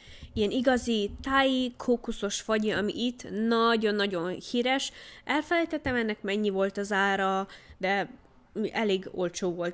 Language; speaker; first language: Hungarian; early bilingual, heritage; Hungarian